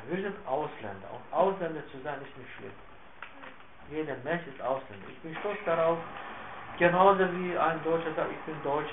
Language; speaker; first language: German; non-native, fluent; Turkish